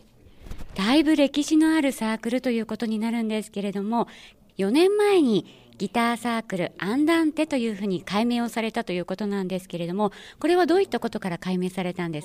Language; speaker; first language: Japanese; native; Japanese